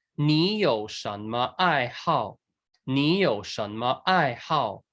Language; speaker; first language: Chinese; non-native, fluent; English